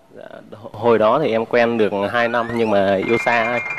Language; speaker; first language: Vietnamese; native; Vietnamese